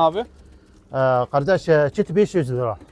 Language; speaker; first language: Turkish; non-native, learner; Arabic